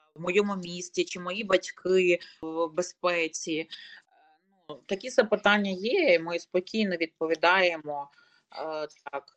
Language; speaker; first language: Ukrainian; native; Ukrainian